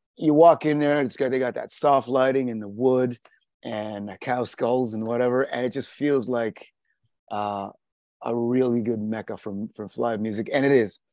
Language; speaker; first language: English; native; English